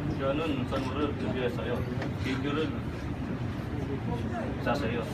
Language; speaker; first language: Korean; non-native, learner; Filipino